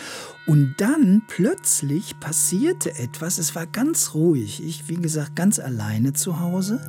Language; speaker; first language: German; native; German